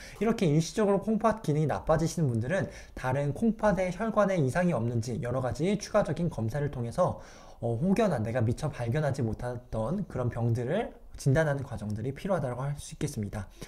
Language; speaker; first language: Korean; native; Korean